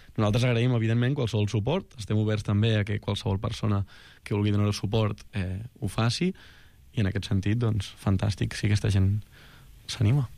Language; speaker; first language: Catalan; native; Catalan